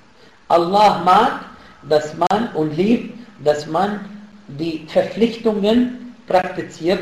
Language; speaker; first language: German; non-native, fluent; Arabic